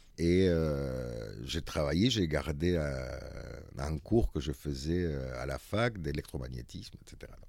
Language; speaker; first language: French; non-native, fluent; Spanish